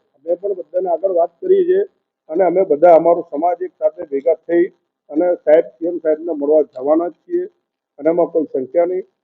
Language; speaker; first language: Gujarati; non-native, local second language; Hindi